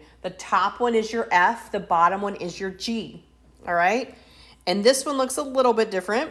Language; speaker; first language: English; native; English